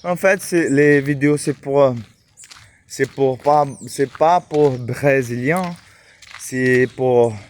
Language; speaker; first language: French; non-native, learner; Portuguese